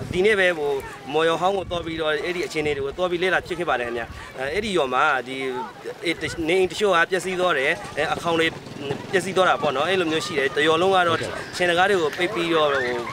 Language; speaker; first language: Burmese; native; Burmese